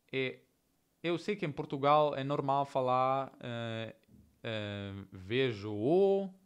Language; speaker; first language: Portuguese; non-native, fluent; Italian